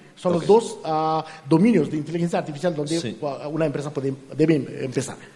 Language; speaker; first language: Spanish; non-native, fluent; Hindi